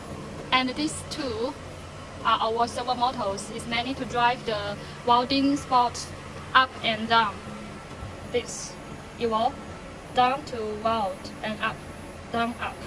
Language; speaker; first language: English; non-native, learner; Chinese